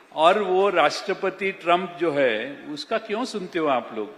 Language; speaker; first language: Hindi; non-native, local second language; Marathi